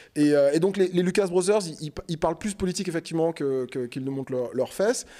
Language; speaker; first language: French; native; French